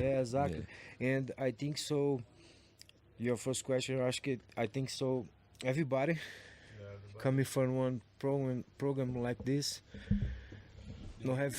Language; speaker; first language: English; non-native, learner; Portuguese